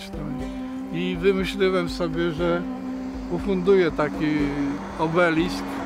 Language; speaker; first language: Polish; native; Polish